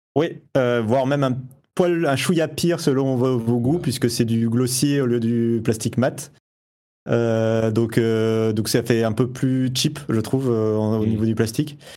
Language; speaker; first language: French; native; French